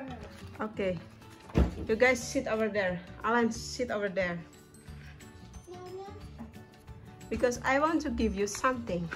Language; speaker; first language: English; non-native, learner; Indonesian